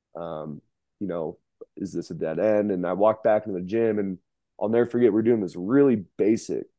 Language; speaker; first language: English; native; English